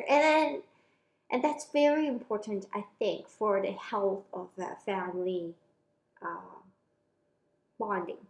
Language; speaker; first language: English; non-native, local second language; Cantonese